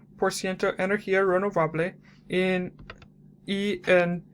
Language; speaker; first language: Spanish; non-native, learner; English